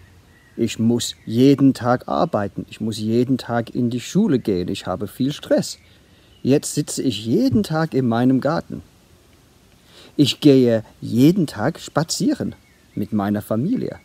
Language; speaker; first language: German; non-native, fluent; English